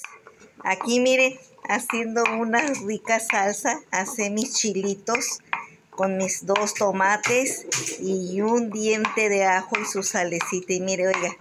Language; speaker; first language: Spanish; native; Spanish